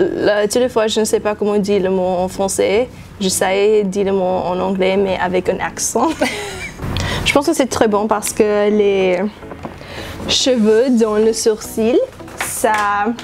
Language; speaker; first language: French; non-native, learner; English